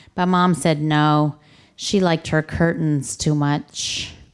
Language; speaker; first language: English; early bilingual, other home language; Spanish